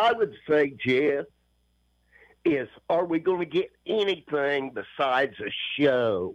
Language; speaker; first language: English; native; English